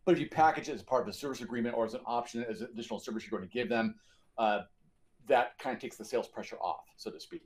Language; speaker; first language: English; native; English